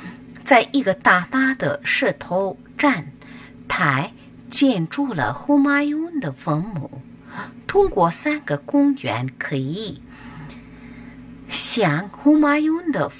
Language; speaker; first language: Chinese; non-native, fluent; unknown